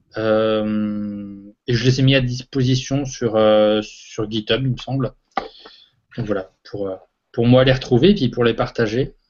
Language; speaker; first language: French; native; French